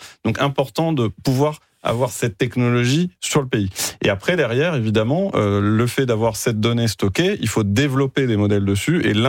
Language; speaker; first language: French; native; French